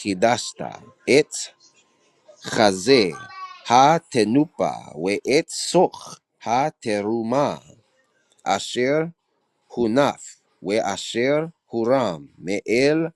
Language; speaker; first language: Hebrew; non-native, learner; English